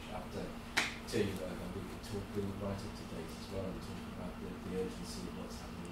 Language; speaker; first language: English; native; English